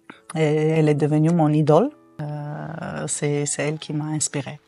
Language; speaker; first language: French; non-native, fluent; Armenian